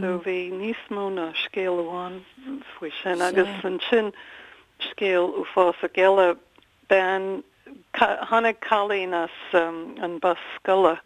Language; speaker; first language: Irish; non-native, local second language; English